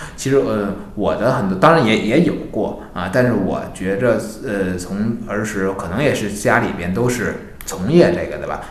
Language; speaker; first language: Chinese; native; Chinese